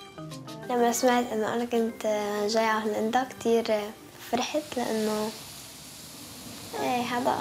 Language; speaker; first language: Dutch; non-native, learner; Arabic